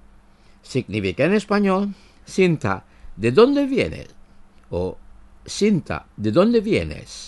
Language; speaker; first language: Spanish; non-native, fluent; Indonesian